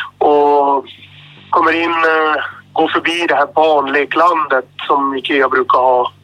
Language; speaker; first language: Swedish; native; Swedish